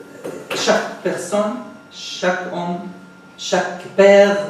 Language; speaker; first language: French; non-native, fluent; Arabic